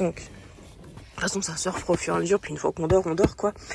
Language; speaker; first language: French; native; French